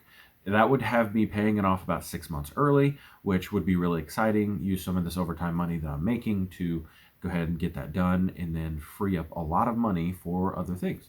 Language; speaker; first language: English; native; English